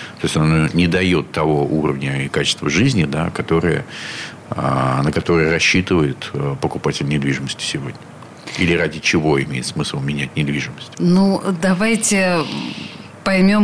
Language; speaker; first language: Russian; native; Russian